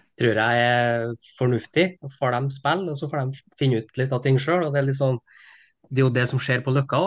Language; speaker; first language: Norwegian; native; Norwegian